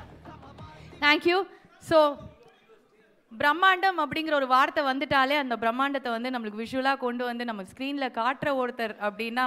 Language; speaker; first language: Tamil; native; Tamil